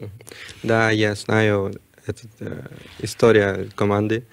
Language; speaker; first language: Russian; non-native, learner; Spanish